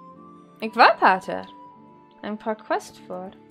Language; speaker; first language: German; non-native, learner; English